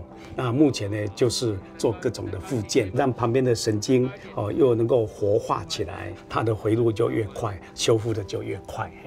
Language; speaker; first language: Chinese; native; Chinese